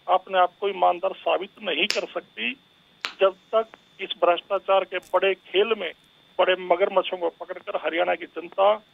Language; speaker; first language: Hindi; native; Hindi